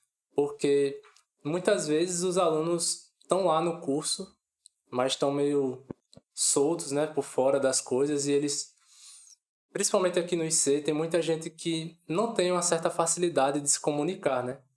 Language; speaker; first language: Portuguese; native; Portuguese